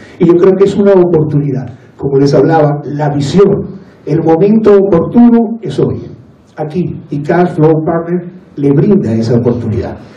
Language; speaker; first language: Spanish; native; Spanish